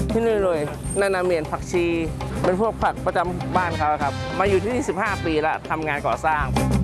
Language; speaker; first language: Thai; early bilingual, other home language; Chinese